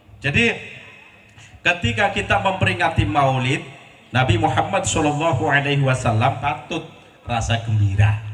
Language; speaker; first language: Indonesian; non-native, local second language; Javanese